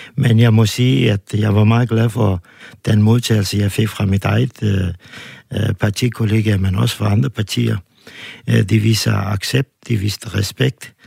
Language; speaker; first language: Danish; non-native, fluent; Turkish